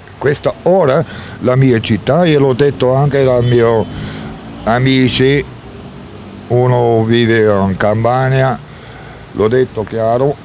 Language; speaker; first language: Italian; non-native, learner; German